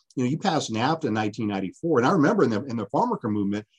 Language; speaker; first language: English; early bilingual, other home language; Spanish